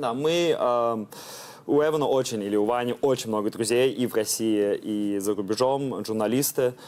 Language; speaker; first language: Russian; early bilingual, heritage; Russian